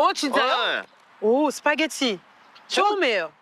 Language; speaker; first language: Korean; non-native, learner; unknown